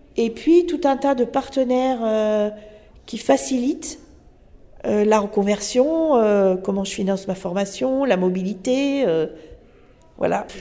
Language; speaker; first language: French; native; French